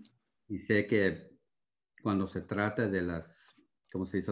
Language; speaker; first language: Spanish; early bilingual, heritage; Spanish